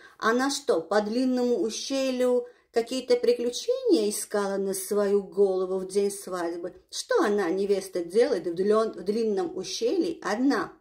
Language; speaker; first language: Russian; non-native, local second language; Armenian